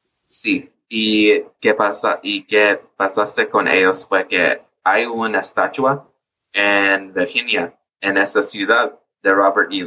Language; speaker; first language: Spanish; early bilingual, heritage; English